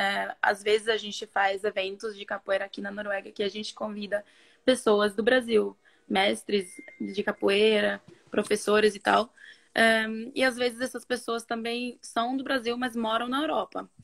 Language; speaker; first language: Portuguese; non-native, fluent; Norwegian